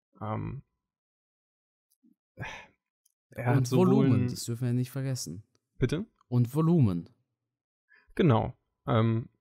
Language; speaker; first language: German; native; German